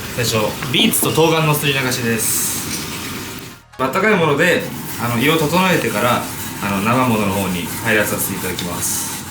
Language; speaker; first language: Japanese; native; Japanese